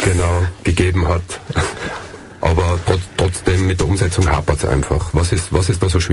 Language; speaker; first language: German; native; German